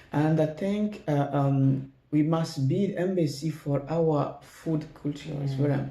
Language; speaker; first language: English; non-native, learner; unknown